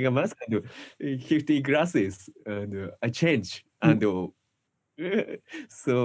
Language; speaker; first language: English; non-native, learner; Japanese